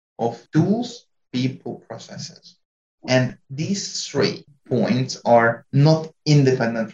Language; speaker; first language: English; non-native, fluent; Hungarian